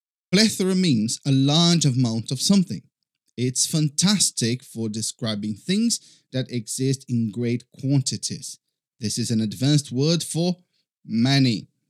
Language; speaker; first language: English; non-native, fluent; Portuguese